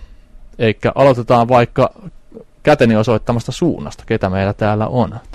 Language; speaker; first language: Finnish; native; Finnish